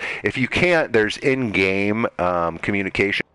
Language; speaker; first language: English; native; English